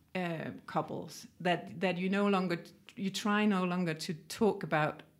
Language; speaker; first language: English; non-native, fluent; Danish